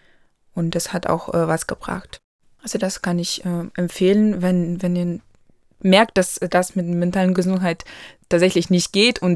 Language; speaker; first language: German; non-native, local second language; Ukrainian